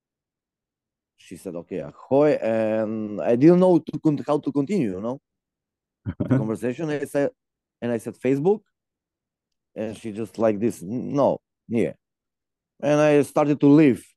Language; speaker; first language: English; non-native, fluent; Macedonian